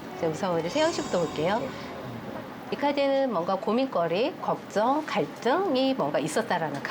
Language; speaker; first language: Korean; native; Korean